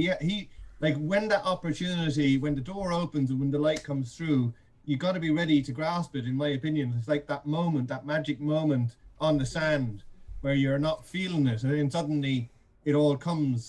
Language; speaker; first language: English; native; English